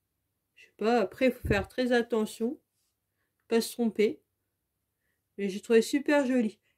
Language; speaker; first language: French; native; French